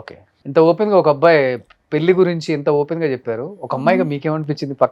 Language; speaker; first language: Telugu; native; Telugu